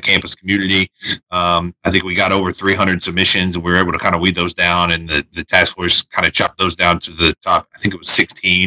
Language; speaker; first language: English; native; English